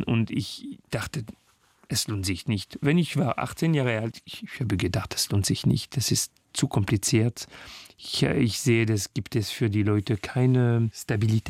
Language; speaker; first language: German; non-native, learner; French